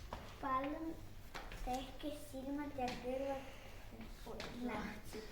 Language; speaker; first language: Estonian; non-native, local second language; Russian